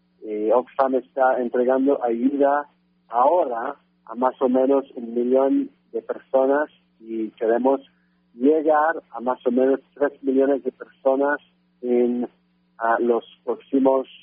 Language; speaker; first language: Spanish; non-native, fluent; French